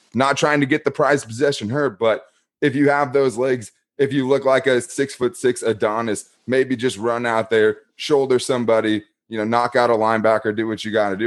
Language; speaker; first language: English; native; English